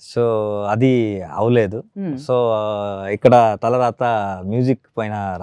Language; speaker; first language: Telugu; non-native, learner; Kannada